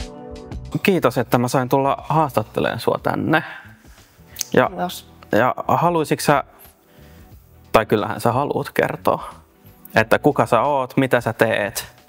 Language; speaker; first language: Finnish; native; Finnish